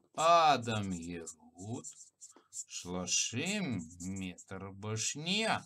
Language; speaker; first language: Hebrew; non-native, fluent; Russian